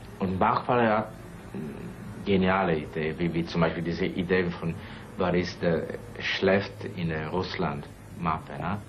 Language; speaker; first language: German; non-native, learner; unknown